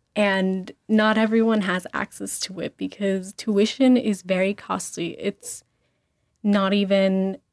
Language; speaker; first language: English; early bilingual, other home language; Spanish